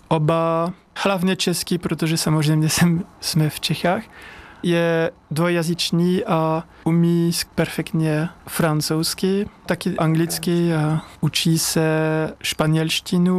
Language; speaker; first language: Czech; non-native, learner; French